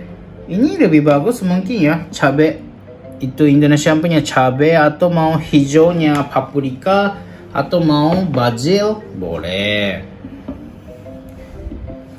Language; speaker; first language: Indonesian; non-native, learner; Japanese